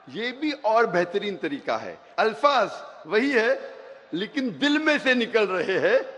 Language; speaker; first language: Hindi; non-native, local second language; Konkani